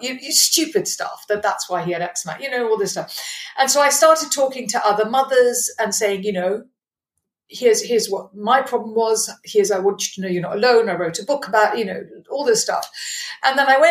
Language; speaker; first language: English; non-native, local second language; Punjabi